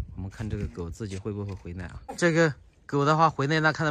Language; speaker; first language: Chinese; native; Chinese